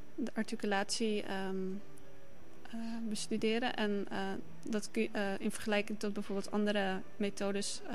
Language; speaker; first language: Dutch; native; Dutch